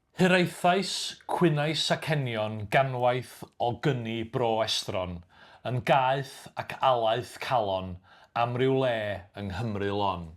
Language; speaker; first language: Welsh; native; Welsh